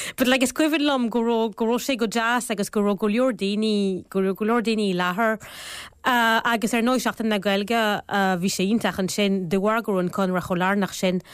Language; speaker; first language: Irish; non-native, fluent; French